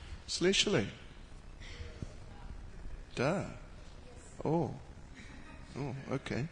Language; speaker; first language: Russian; non-native, learner; English